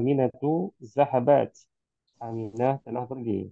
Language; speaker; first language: Indonesian; non-native, learner; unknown